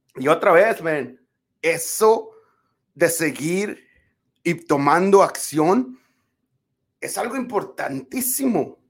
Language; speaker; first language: Spanish; early bilingual, other home language; English